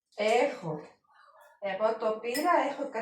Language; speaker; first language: Greek; non-native, learner; Armenian